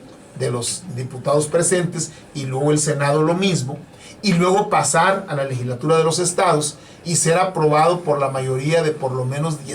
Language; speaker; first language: Spanish; native; Spanish